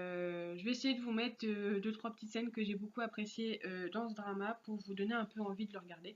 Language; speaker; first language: French; native; French